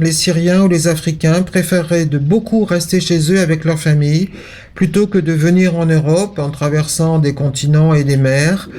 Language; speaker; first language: French; native; French